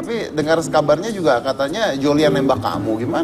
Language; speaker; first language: Indonesian; native; Indonesian